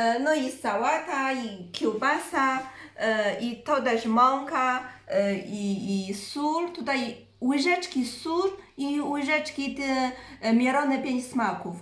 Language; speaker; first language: Polish; non-native, learner; Chinese